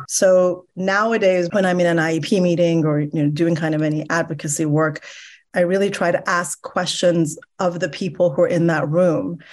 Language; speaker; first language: English; early bilingual, other home language; Persian